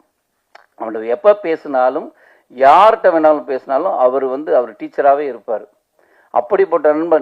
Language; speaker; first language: Tamil; native; Tamil